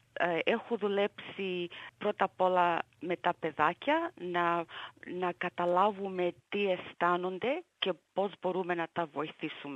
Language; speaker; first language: Greek; early bilingual, heritage; Greek